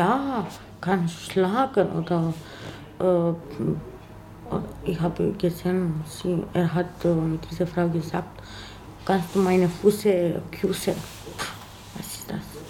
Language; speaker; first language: German; non-native, learner; Romanian